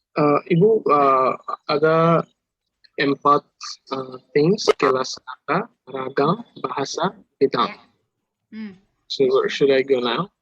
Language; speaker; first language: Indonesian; non-native, learner; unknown